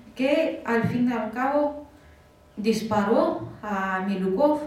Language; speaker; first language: Spanish; non-native, fluent; Russian